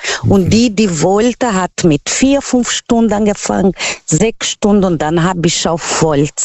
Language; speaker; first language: German; non-native, learner; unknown